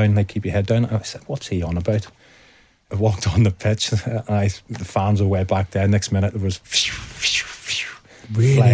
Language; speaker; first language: English; native; English